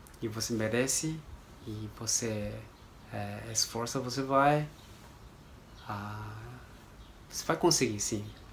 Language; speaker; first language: Portuguese; non-native, learner; Japanese